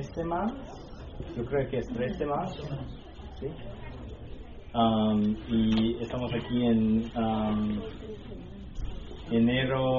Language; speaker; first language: Spanish; non-native, learner; English